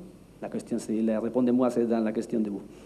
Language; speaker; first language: French; non-native, learner; Spanish